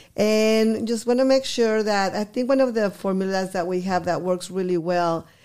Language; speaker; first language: English; non-native, fluent; Spanish